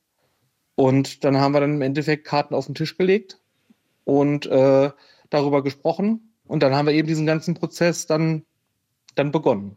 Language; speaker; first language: German; native; German